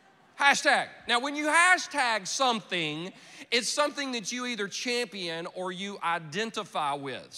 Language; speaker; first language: English; native; English